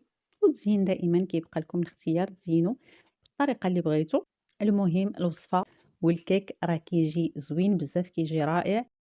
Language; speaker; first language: Arabic; native; Arabic